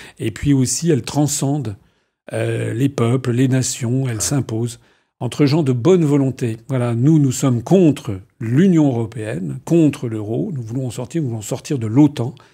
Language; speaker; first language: French; native; French